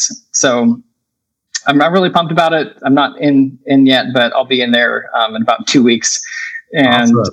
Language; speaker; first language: English; native; English